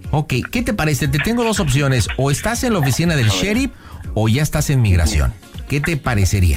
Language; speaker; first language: Spanish; native; Spanish